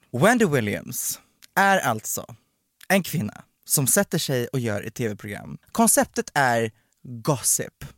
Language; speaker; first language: Swedish; native; Swedish